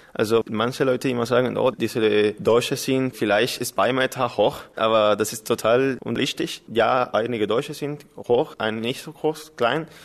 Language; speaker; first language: German; non-native, learner; Spanish